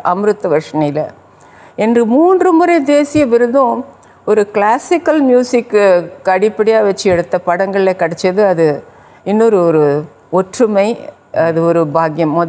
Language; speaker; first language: Tamil; native; Tamil